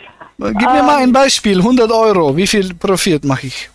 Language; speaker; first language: German; native; German